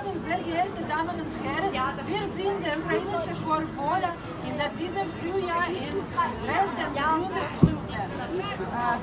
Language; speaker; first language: German; non-native, learner; Ukrainian